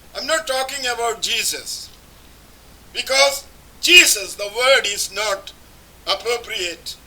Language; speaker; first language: English; non-native, local second language; Malayalam